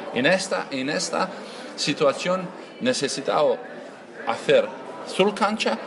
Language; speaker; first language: Spanish; non-native, learner; Croatian